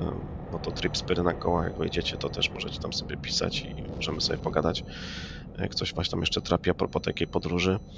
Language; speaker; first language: Polish; native; Polish